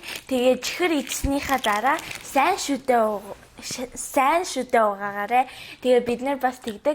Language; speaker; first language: Mongolian; early bilingual, heritage; Mongolian